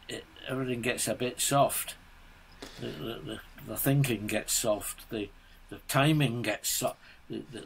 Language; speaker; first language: English; native; English